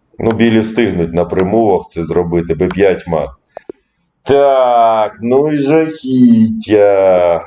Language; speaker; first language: Ukrainian; non-native, local second language; Russian